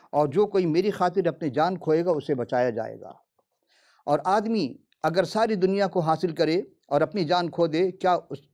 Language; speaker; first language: Urdu; native; Urdu